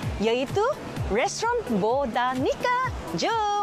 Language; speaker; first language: Malay; native; Malay